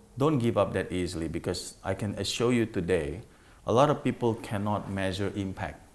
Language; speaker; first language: English; non-native, fluent; Indonesian